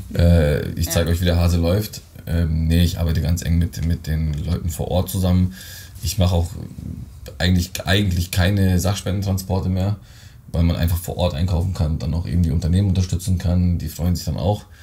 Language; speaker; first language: German; native; German